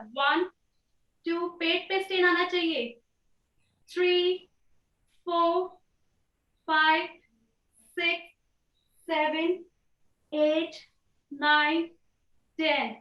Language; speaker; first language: Hindi; native; Hindi